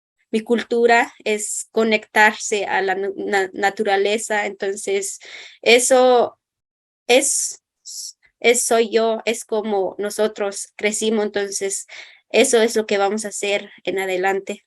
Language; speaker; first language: Spanish; non-native, local second language; Kʼicheʼ